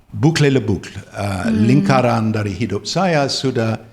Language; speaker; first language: Indonesian; non-native, fluent; English